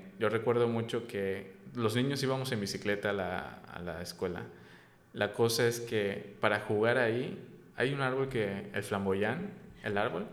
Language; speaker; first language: Spanish; native; Spanish